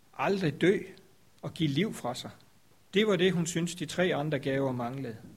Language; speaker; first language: Danish; native; Danish